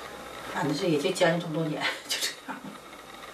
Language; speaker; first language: Chinese; native; Chinese